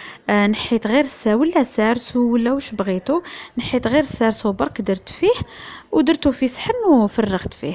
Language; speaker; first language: Arabic; native; Arabic